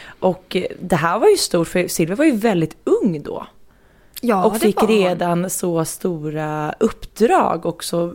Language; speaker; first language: Swedish; native; Swedish